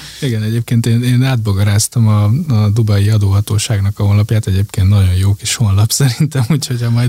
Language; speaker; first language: Hungarian; native; Hungarian